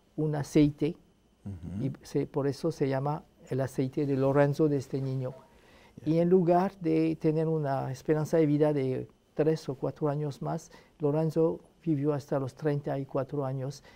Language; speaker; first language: Spanish; non-native, fluent; Arabic